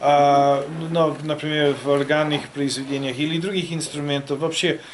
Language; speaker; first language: Russian; non-native, fluent; German